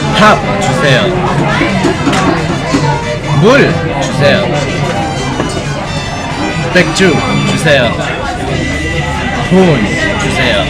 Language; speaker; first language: Korean; non-native, learner; English